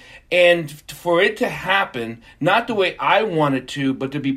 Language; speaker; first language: English; native; English